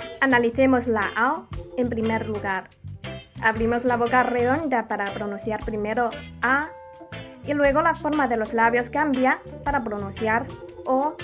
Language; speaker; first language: Spanish; non-native, fluent; Chinese